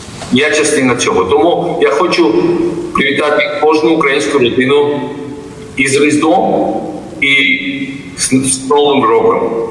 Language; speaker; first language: Ukrainian; non-native, fluent; Georgian